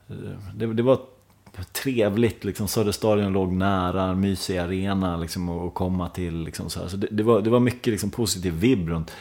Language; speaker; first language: Swedish; native; Swedish